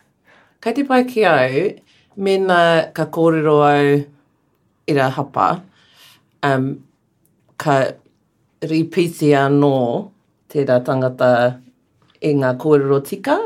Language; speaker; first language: Māori; non-native, local second language; English